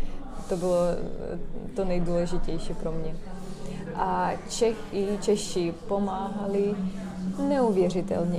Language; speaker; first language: Czech; non-native, fluent; Russian